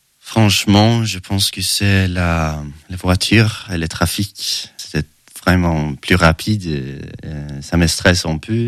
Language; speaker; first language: French; non-native, learner; Swedish